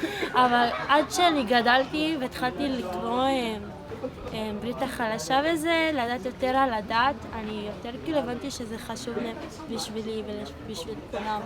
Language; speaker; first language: Hebrew; early bilingual, other home language; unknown